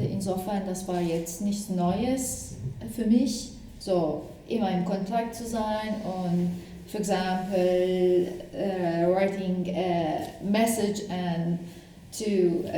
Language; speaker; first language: German; non-native, fluent; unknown